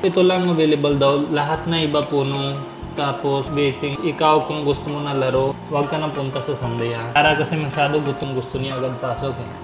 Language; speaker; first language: Filipino; non-native, learner; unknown